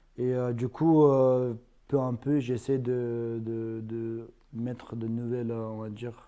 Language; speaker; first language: French; non-native, fluent; Ingush